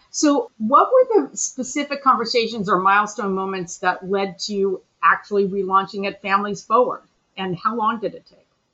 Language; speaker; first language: English; native; English